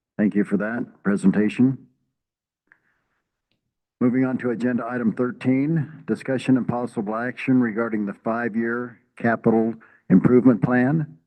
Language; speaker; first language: English; native; English